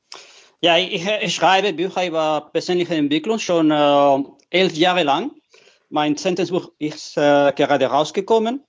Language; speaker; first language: German; non-native, fluent; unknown